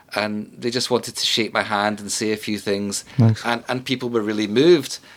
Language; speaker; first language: English; native; English